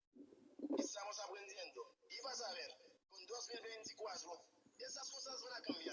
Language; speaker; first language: Spanish; non-native, fluent; Haitian Creole